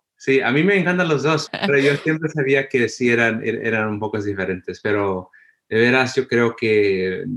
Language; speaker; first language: Spanish; early bilingual, heritage; Spanish